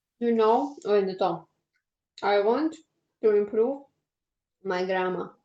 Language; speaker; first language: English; non-native, learner; Ukrainian